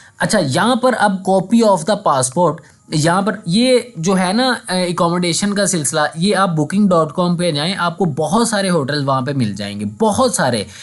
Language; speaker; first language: Urdu; non-native, local second language; Punjabi